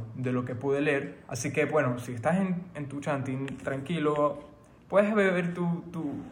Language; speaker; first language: Spanish; early bilingual, other home language; French